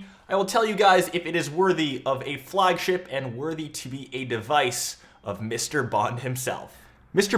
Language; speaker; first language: English; native; English